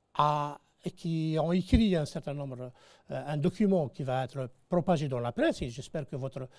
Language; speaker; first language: French; non-native, local second language; Arabic